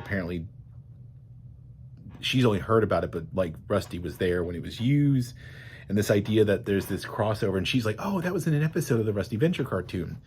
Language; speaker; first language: English; native; English